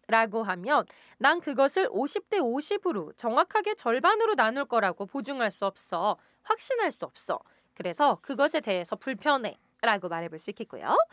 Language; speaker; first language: Korean; native; Korean